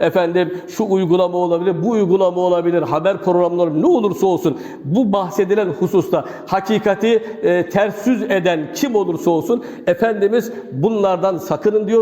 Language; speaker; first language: Turkish; native; Turkish